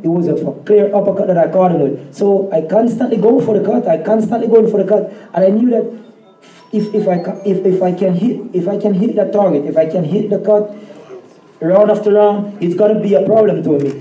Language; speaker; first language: English; native; English